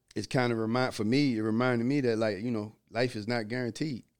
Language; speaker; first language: English; native; English